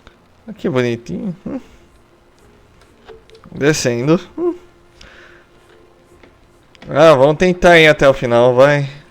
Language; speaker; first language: Portuguese; native; Portuguese